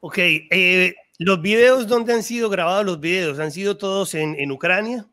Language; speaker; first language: Spanish; native; Spanish